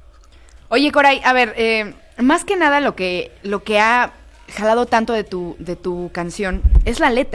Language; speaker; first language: Spanish; native; Spanish